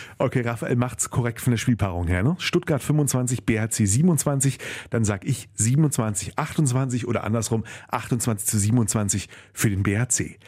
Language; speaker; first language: German; native; German